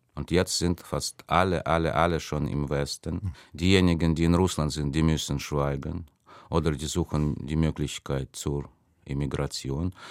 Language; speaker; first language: German; non-native, fluent; Russian